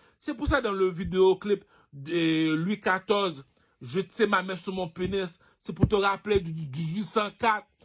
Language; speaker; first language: French; non-native, local second language; Haitian Creole